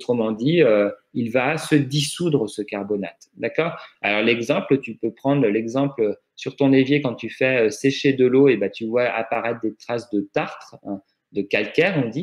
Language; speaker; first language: French; native; French